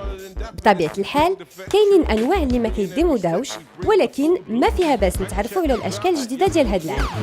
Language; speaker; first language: Arabic; native; Arabic